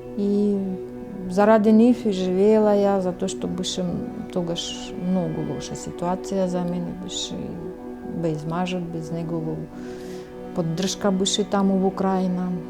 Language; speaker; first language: Macedonian; non-native, learner; Russian